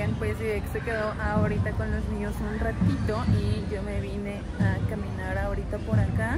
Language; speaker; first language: Spanish; native; Spanish